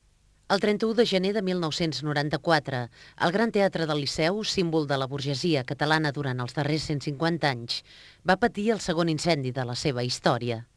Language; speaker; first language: Catalan; native; Catalan